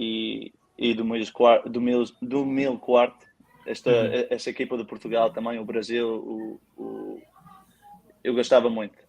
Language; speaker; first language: Portuguese; early bilingual, heritage; Portuguese